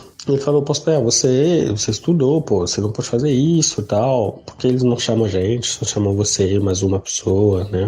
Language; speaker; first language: Portuguese; non-native, fluent; French